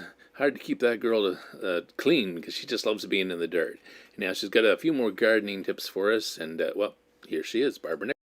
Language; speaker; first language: English; native; English